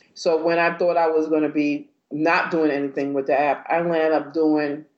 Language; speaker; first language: English; native; English